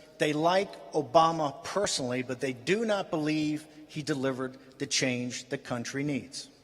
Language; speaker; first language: English; native; English